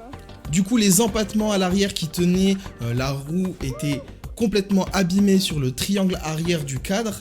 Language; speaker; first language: French; native; French